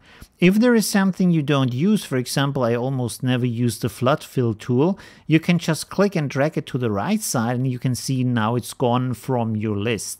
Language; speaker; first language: English; non-native, fluent; German